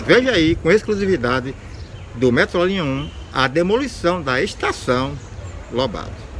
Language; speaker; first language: Portuguese; native; Portuguese